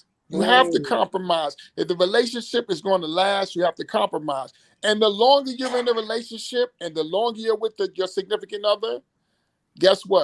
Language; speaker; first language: English; native; English